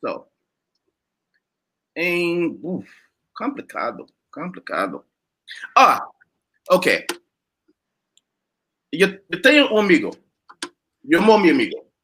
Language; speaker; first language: Portuguese; non-native, learner; English